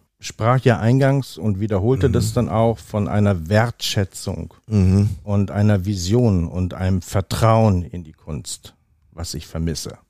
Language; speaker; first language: German; native; German